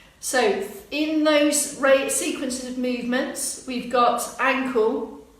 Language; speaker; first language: English; native; English